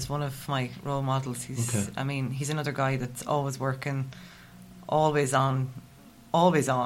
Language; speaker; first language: English; native; English